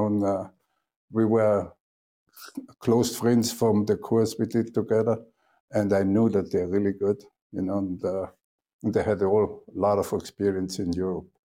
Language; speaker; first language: English; non-native, fluent; German